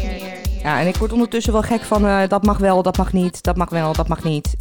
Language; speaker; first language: Dutch; native; Dutch